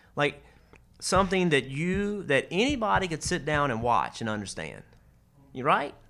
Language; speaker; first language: English; native; English